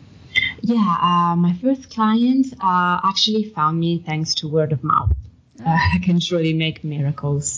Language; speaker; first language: English; non-native, fluent; Italian